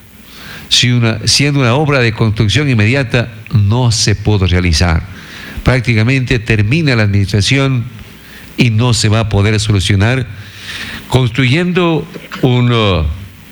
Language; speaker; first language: Spanish; native; Spanish